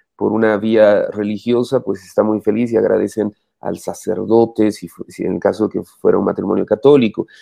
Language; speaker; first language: Spanish; native; Spanish